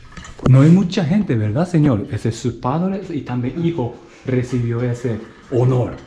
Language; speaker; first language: Spanish; non-native, learner; Japanese